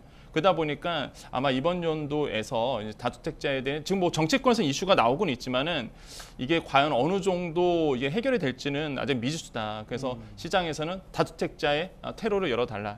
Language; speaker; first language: Korean; native; Korean